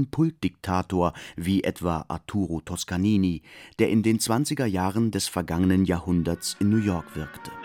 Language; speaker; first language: German; native; German